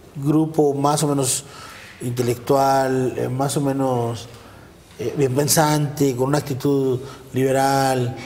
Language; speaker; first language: Spanish; native; Spanish